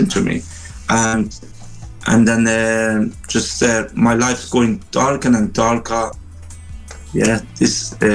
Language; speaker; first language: English; non-native, fluent; Persian